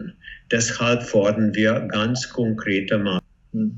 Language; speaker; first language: German; non-native, fluent; Hungarian